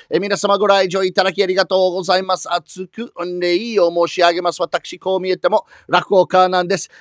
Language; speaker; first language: Japanese; non-native, fluent; English